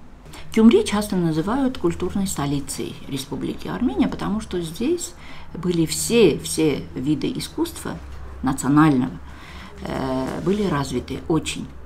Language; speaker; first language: Russian; non-native, local second language; Armenian